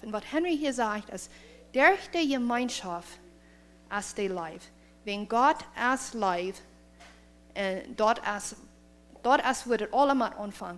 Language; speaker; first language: German; non-native, learner; Plautdietsch